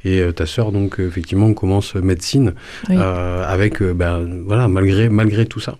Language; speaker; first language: French; native; French